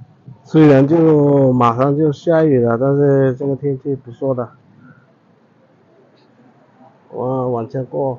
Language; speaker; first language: Chinese; non-native, fluent; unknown